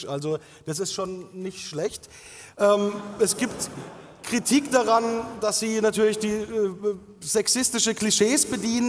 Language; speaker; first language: German; native; German